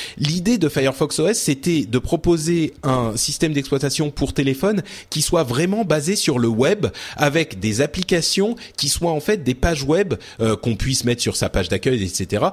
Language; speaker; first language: French; early bilingual, other home language; Arabic